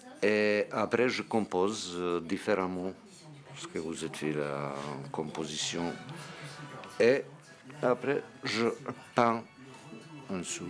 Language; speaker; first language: French; non-native, fluent; Serbian